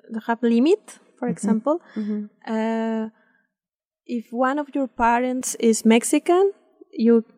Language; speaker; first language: English; non-native, fluent; Spanish